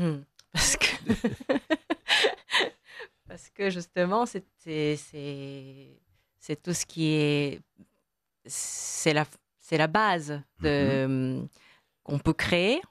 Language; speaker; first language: French; non-native, fluent; Korean